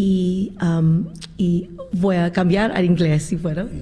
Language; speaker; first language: Spanish; non-native, learner; English